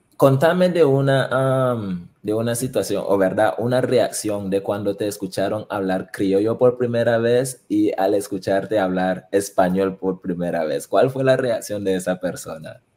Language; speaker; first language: Spanish; native; Spanish